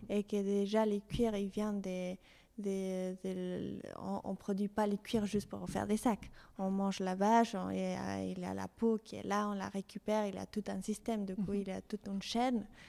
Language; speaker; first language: French; non-native, fluent; Spanish